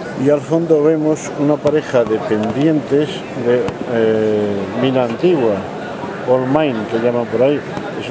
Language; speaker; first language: Spanish; native; Spanish